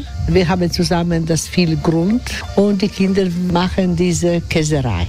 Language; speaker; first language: German; non-native, learner; Croatian